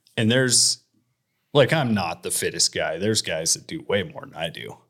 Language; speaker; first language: English; native; English